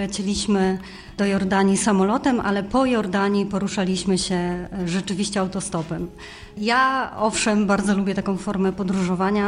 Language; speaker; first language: Polish; native; Polish